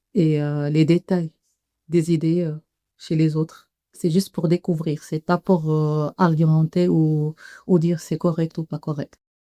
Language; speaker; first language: French; non-native, learner; Arabic